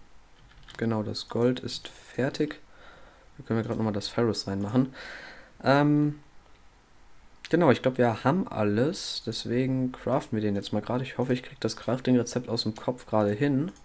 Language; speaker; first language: German; native; German